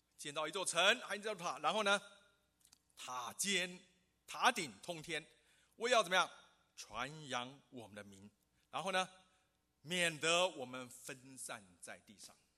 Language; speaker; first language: Chinese; non-native, local second language; Hakka Chinese